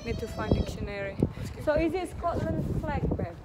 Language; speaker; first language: English; non-native, fluent; Indonesian